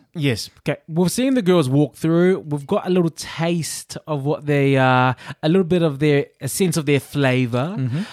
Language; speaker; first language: English; native; English